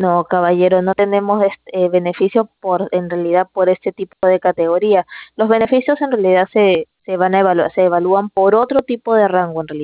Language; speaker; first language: Spanish; native; Spanish